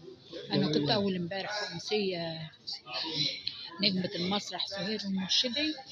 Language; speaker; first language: Arabic; native; Arabic